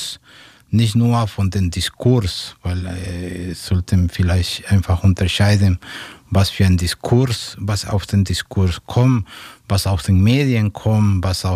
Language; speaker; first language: German; non-native, fluent; Spanish